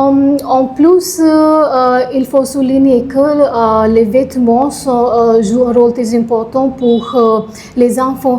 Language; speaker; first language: French; non-native, learner; Punjabi